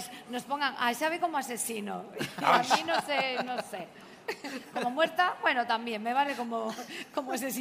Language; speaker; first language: Spanish; native; Spanish